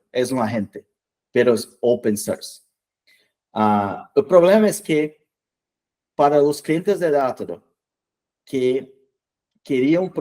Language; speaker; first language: Spanish; non-native, fluent; Portuguese